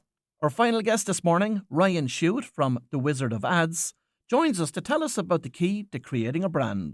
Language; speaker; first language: English; native; English